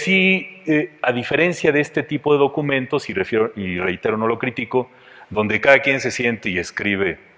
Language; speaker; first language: Spanish; native; Spanish